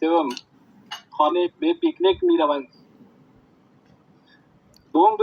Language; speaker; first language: Persian; non-native, learner; Urdu